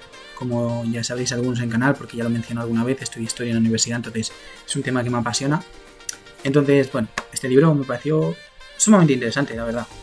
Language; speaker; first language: Spanish; native; Spanish